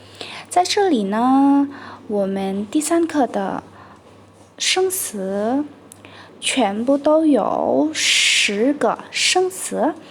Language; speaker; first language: Chinese; non-native, fluent; Indonesian